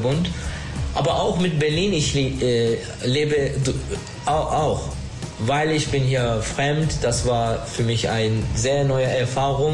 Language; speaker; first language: German; non-native, learner; Turkish